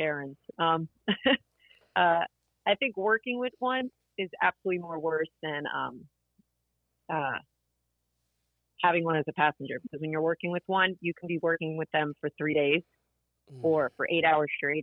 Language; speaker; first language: English; early bilingual, other home language; Portuguese